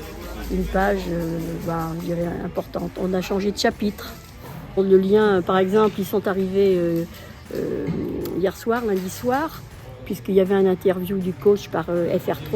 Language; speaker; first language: French; native; French